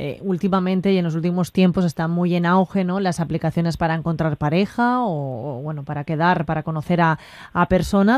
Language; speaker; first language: Spanish; native; Spanish